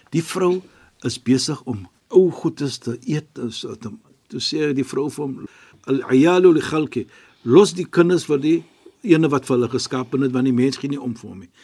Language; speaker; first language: Afrikaans; non-native, fluent; Arabic